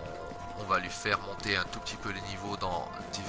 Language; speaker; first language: French; native; French